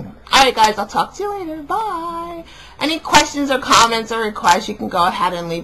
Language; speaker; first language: English; native; English